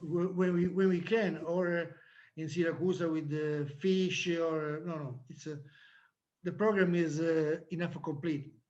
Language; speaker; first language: English; non-native, learner; Italian